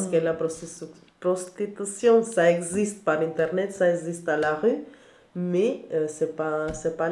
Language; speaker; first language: French; non-native, learner; Albanian